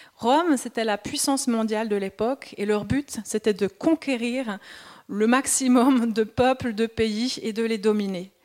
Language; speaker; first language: French; native; French